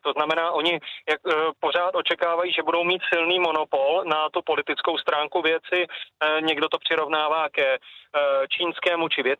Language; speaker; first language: Czech; native; Czech